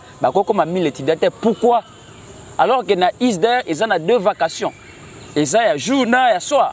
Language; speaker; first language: Lingala; native; Lingala